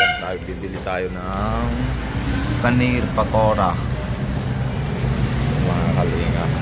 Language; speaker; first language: Filipino; non-native, local second language; Bikol